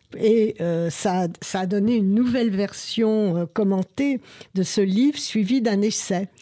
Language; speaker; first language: French; native; French